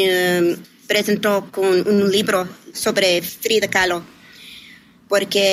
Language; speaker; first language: Spanish; early bilingual, heritage; English